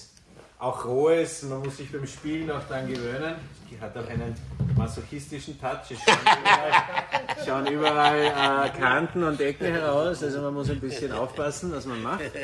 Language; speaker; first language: German; native; German